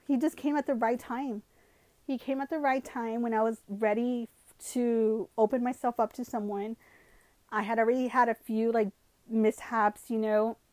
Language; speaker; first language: English; early bilingual, other home language; Spanish